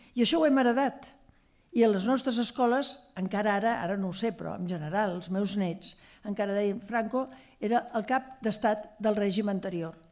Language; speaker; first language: Catalan; native; Catalan